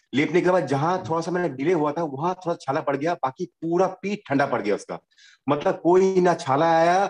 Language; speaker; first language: Hindi; non-native, local second language; Bangla